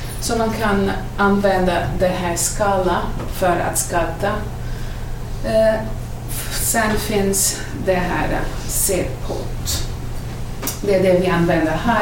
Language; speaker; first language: Swedish; non-native, fluent; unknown